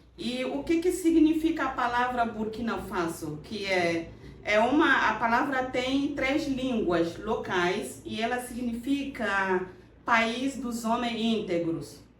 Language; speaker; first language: Portuguese; non-native, fluent; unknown